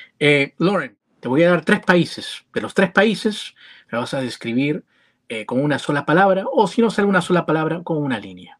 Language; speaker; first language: Spanish; native; Spanish